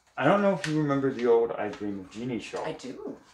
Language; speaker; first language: English; native; English